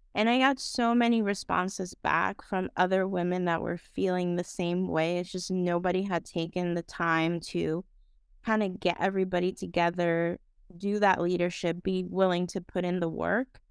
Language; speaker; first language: English; non-native, fluent; Spanish